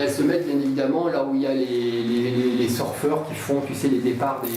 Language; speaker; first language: French; native; French